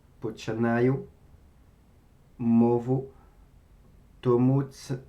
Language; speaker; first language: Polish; non-native, learner; French